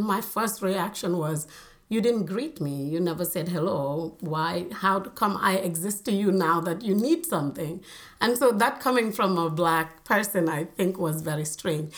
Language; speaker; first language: English; non-native, local second language; Wolof